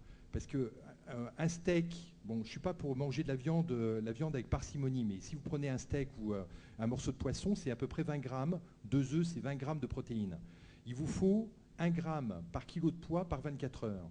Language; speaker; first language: French; native; French